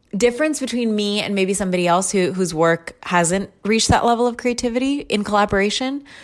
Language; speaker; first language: English; early bilingual, other home language; Urdu